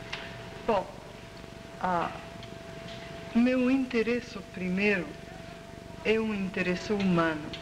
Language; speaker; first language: Portuguese; non-native, fluent; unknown